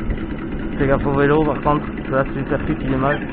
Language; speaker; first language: French; native; French